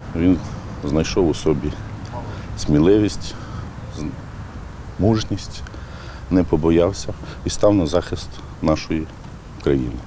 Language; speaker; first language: Ukrainian; native; Ukrainian